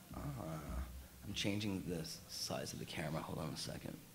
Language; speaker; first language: English; native; English